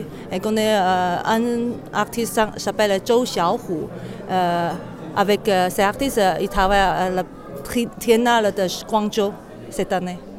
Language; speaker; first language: French; non-native, fluent; Chinese